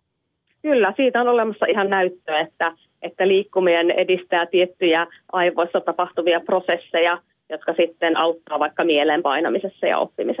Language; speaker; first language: Finnish; native; Finnish